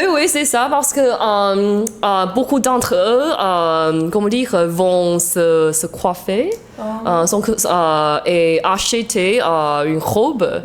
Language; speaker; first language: French; non-native, learner; Chinese